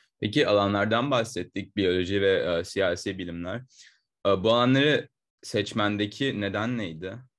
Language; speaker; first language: Turkish; native; Turkish